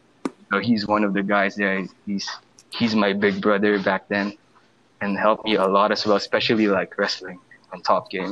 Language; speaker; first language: English; non-native, local second language; Filipino